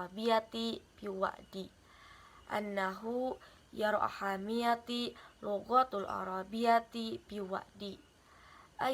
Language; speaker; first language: Arabic; non-native, learner; Indonesian